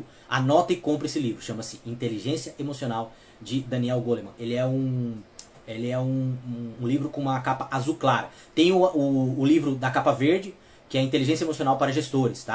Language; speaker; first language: Portuguese; native; Portuguese